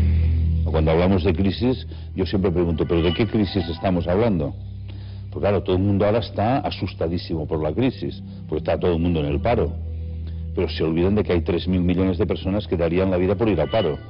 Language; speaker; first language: Spanish; native; Spanish